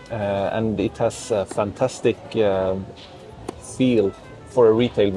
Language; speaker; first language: English; non-native, fluent; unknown